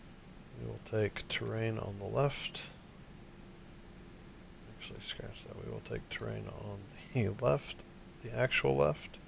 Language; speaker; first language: English; native; English